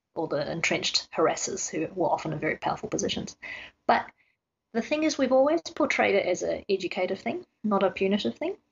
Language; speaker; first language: English; native; English